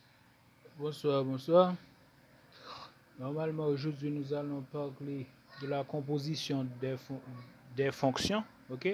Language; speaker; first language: French; non-native, local second language; Haitian Creole